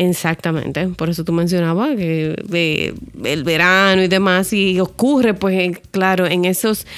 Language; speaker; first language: Spanish; native; Spanish